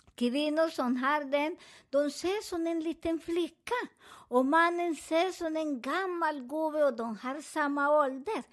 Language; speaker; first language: Swedish; non-native, learner; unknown